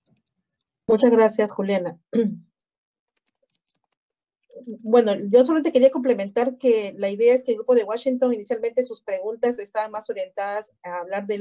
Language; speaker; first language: Spanish; native; Spanish